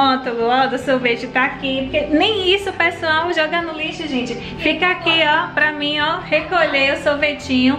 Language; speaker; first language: Portuguese; native; Portuguese